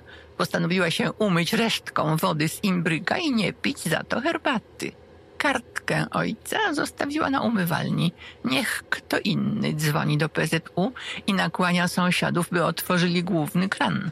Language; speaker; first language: Polish; native; Polish